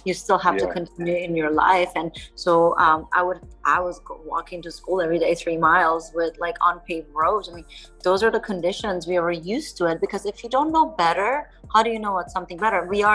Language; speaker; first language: English; early bilingual, other home language; Persian